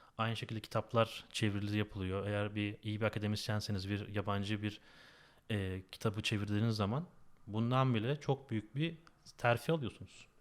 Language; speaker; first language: Turkish; native; Turkish